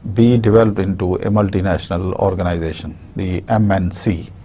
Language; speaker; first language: English; non-native, local second language; Urdu